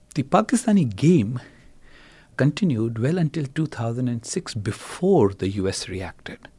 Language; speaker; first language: English; non-native, local second language; Urdu